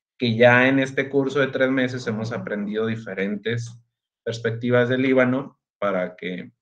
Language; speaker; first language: Spanish; native; Spanish